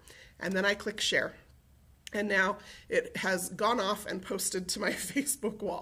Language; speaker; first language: English; native; English